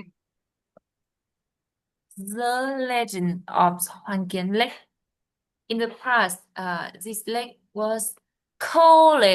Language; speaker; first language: English; non-native, learner; Vietnamese